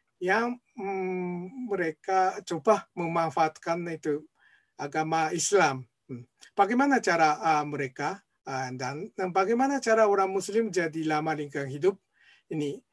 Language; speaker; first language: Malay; non-native, fluent; Japanese